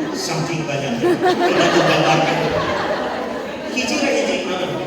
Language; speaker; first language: Indonesian; non-native, local second language; Sundanese